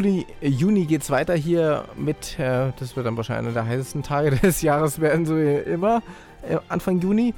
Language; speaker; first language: German; native; German